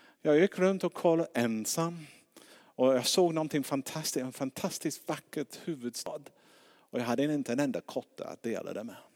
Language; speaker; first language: Swedish; non-native, fluent; English